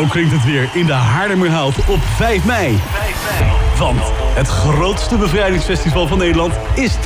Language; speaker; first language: Dutch; native; Dutch